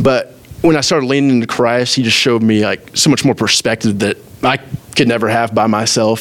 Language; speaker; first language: English; native; English